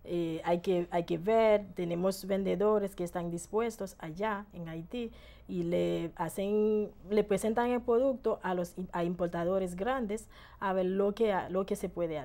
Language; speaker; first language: Spanish; non-native, fluent; Haitian Creole